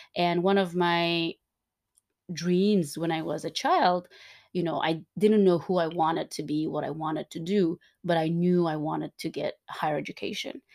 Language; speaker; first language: English; non-native, fluent; Turkmen